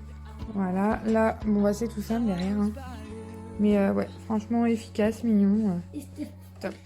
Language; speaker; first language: French; native; French